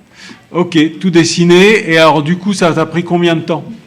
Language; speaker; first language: French; native; French